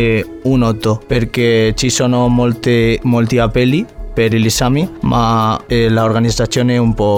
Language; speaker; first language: Italian; non-native, learner; Spanish